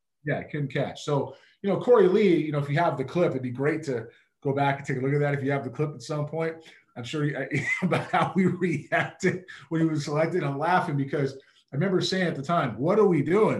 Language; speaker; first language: English; native; English